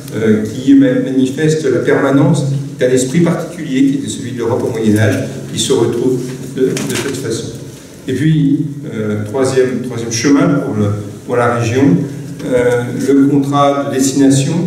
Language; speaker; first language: French; native; French